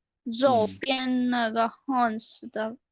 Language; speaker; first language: Chinese; non-native, learner; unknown